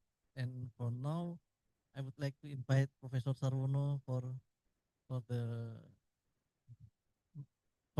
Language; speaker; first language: English; non-native, learner; Indonesian